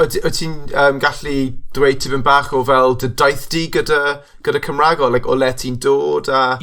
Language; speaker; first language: Welsh; non-native, local second language; English